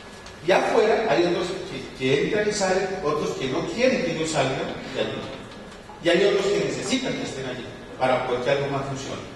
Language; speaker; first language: Spanish; native; Spanish